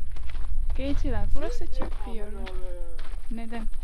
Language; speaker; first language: Turkish; non-native, learner; Estonian